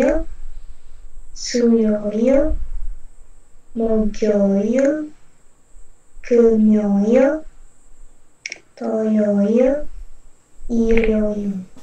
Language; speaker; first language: Korean; non-native, learner; Indonesian